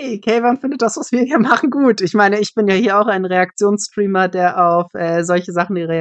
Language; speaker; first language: German; native; German